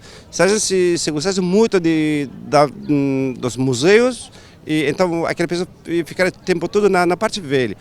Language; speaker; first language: Portuguese; non-native, fluent; Turkish